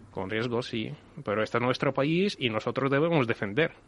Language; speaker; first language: Spanish; non-native, fluent; Ukrainian